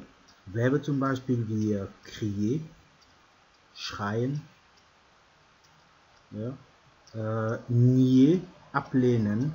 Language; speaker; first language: German; non-native, fluent; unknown